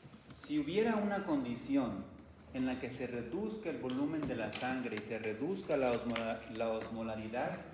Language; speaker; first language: Spanish; native; Spanish